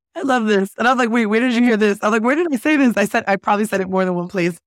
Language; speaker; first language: English; native; English